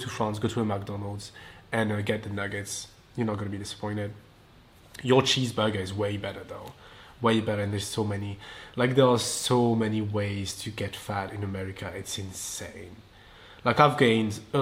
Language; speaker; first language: English; non-native, fluent; French